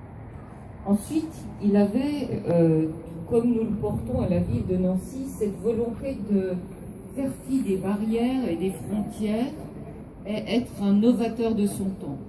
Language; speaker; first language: French; native; French